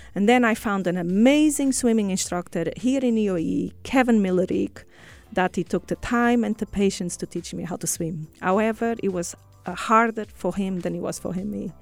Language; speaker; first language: English; non-native, fluent; Portuguese